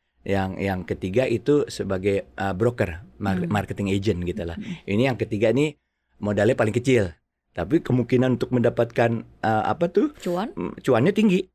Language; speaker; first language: Indonesian; native; Indonesian